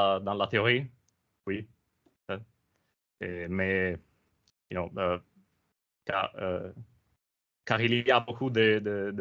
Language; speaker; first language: French; non-native, learner; Italian